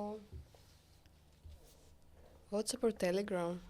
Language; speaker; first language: English; non-native, learner; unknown